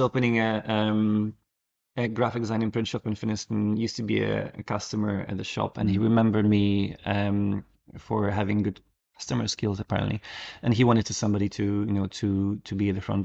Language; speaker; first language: English; non-native, fluent; Polish